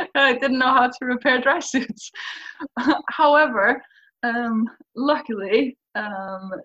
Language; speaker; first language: English; non-native, fluent; Faroese